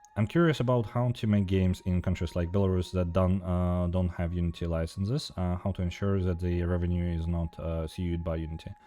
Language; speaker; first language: English; non-native, fluent; Belarusian